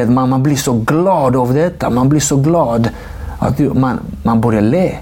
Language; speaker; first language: Swedish; non-native, fluent; Georgian